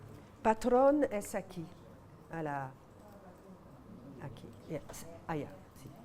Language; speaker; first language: Spanish; non-native, fluent; French